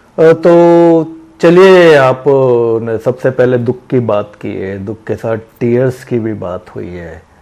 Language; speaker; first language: Hindi; native; Hindi